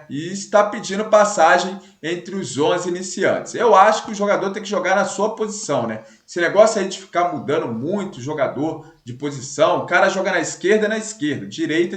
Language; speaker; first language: Portuguese; native; Portuguese